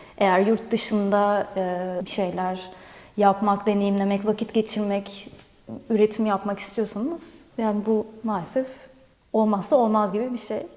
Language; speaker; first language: Turkish; native; Turkish